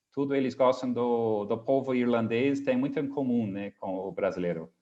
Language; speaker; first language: Portuguese; non-native, fluent; English